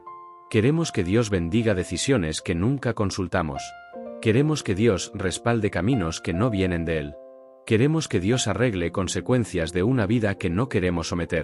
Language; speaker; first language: Spanish; native; Spanish